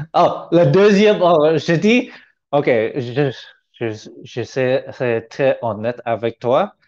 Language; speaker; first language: French; non-native, learner; Cantonese